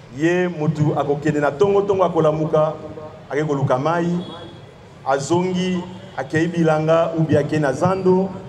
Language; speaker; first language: Lingala; native; Lingala